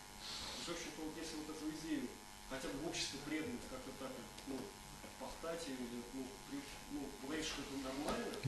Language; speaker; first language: Russian; non-native, fluent; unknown